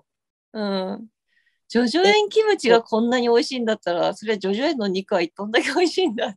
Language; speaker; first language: Japanese; native; Japanese